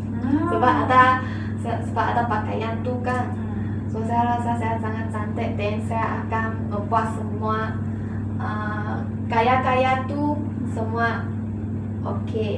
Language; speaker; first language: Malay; non-native, local second language; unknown